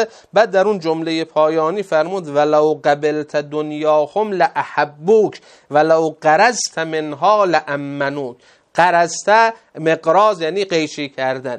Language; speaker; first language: Persian; native; Persian